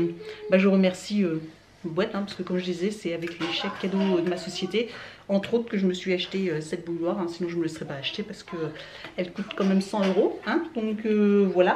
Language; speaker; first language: French; native; French